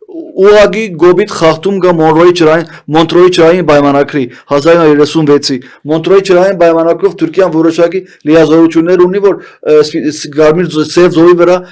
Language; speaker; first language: Armenian; early bilingual, heritage; Armenian